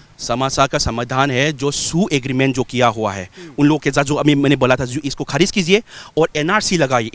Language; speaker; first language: Hindi; non-native, local second language; Manipuri